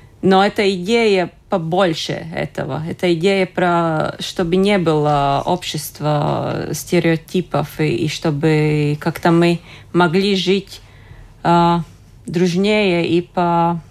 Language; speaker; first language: Russian; non-native, local second language; Latvian